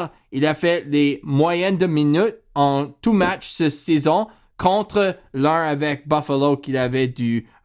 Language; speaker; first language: French; non-native, learner; English